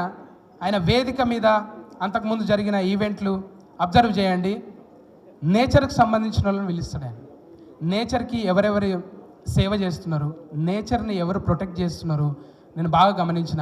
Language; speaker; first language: Telugu; native; Telugu